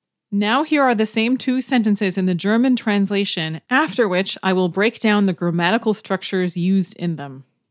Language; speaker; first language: English; native; English